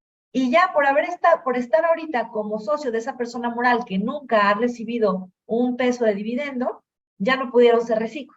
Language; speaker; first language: Spanish; native; Spanish